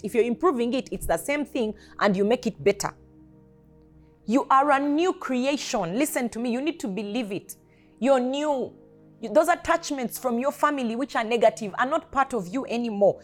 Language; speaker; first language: English; non-native, local second language; Ganda